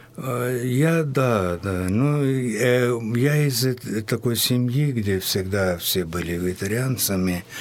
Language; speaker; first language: Russian; non-native, fluent; Hindi